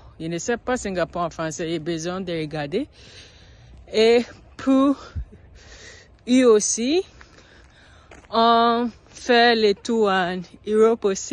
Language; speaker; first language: French; non-native, learner; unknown